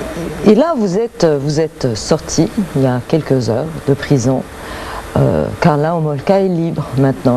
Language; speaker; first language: French; native; French